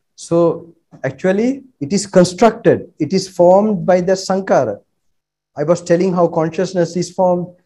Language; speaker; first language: English; non-native, local second language; Sinhala